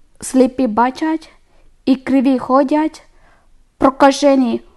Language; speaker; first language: Ukrainian; non-native, learner; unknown